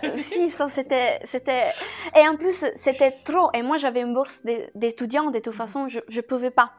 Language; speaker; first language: French; non-native, fluent; Italian